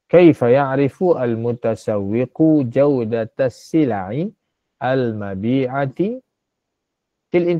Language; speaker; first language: Arabic; non-native, fluent; Malay